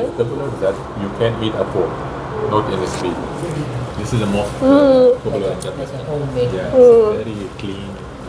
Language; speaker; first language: English; non-native, learner; Arabic